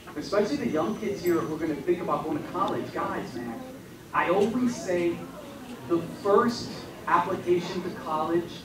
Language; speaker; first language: English; early bilingual, other home language; Spanish